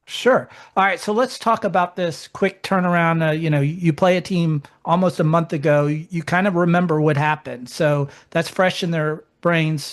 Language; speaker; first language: English; native; English